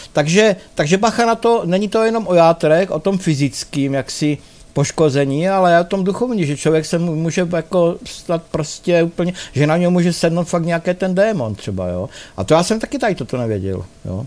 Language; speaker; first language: Czech; native; Czech